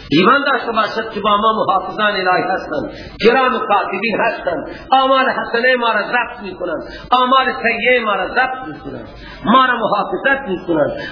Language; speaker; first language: Persian; non-native, local second language; Baluchi